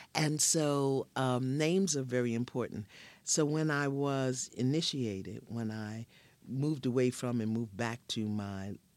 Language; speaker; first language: English; native; English